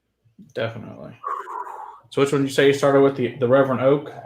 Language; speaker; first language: English; native; English